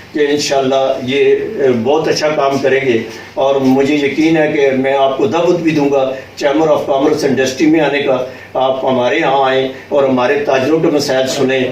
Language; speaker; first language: Urdu; non-native, local second language; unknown